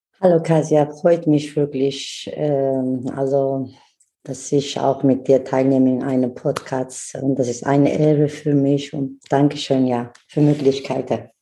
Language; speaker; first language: German; non-native, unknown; Kurdish